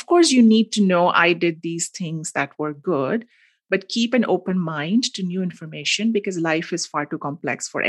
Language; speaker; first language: English; non-native, local second language; Hindi